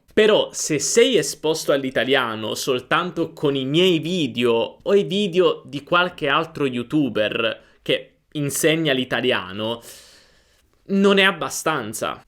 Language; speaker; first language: Italian; native; Italian